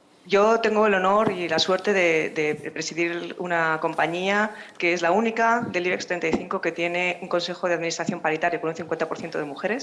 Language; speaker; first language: Spanish; native; Spanish